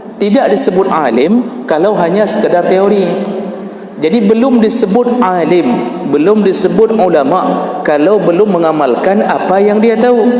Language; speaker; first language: Malay; non-native, fluent; Achinese